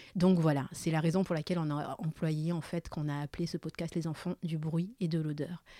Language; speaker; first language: French; early bilingual, other home language; Malagasy